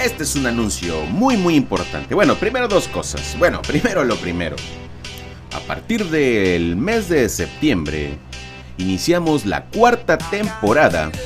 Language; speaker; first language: Spanish; native; Spanish